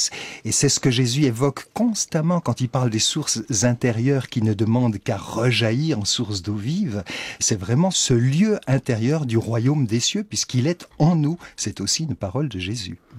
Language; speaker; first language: French; native; French